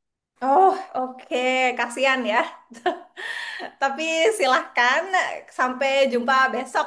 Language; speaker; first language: Indonesian; non-native, fluent; English